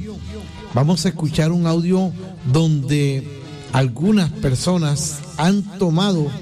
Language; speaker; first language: Spanish; native; Spanish